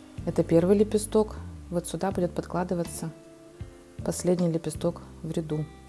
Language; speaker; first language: Russian; native; Russian